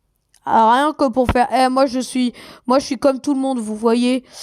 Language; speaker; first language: French; native; French